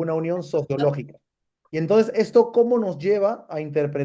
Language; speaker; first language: Spanish; native; Spanish